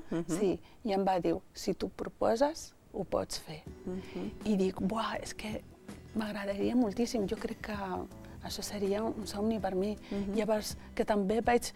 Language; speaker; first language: Catalan; early bilingual, other home language; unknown